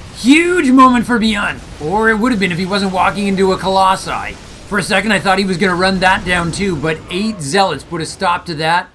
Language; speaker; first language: English; native; English